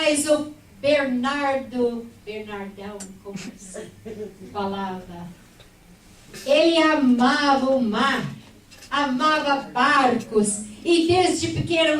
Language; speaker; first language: Portuguese; non-native, fluent; English